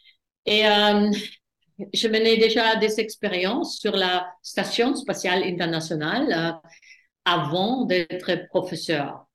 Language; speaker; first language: French; non-native, fluent; German